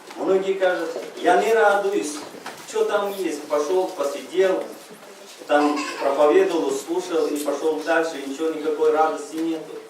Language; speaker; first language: Russian; non-native, local second language; Uzbek